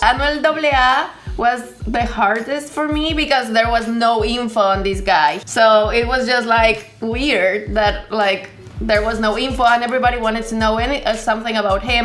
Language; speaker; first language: English; non-native, fluent; Spanish